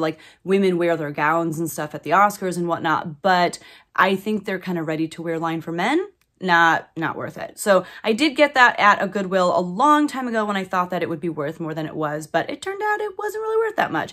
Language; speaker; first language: English; native; English